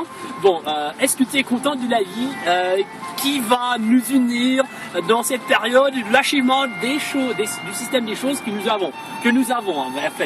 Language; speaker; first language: French; non-native, fluent; Russian